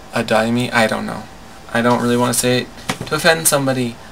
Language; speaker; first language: English; native; English